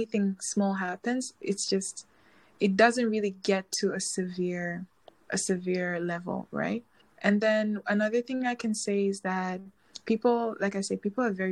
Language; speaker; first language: English; non-native, local second language; Swahili